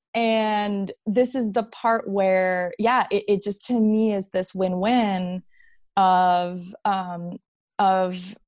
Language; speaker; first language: English; native; English